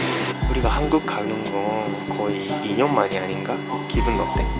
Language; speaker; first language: Korean; non-native, fluent; Japanese